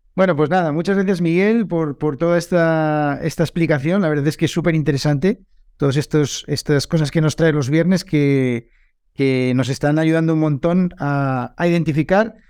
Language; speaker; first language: Spanish; native; Spanish